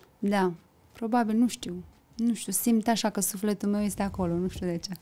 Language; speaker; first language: Romanian; early bilingual, heritage; Romanian